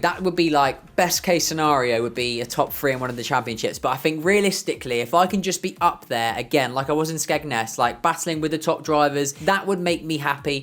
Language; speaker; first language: English; native; English